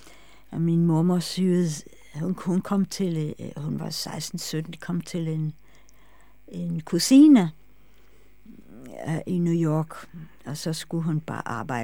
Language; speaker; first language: Danish; non-native, fluent; English